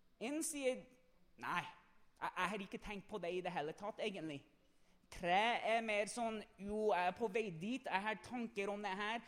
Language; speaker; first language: Norwegian; non-native, fluent; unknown